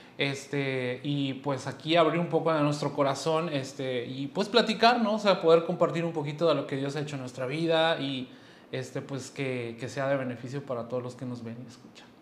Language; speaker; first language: Spanish; native; Spanish